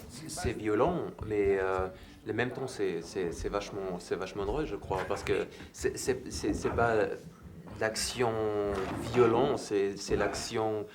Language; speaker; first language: French; non-native, fluent; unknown